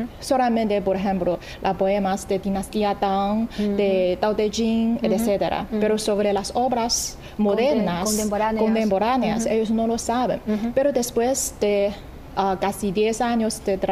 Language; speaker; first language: Spanish; non-native, fluent; Chinese